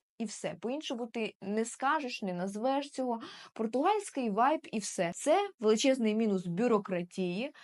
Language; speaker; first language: Ukrainian; native; Ukrainian